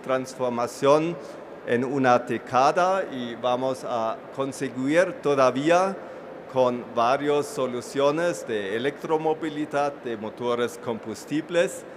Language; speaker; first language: Spanish; non-native, fluent; German